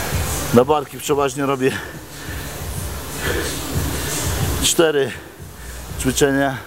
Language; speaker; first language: Polish; non-native, fluent; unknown